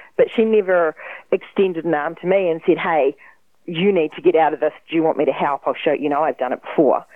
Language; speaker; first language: English; native; English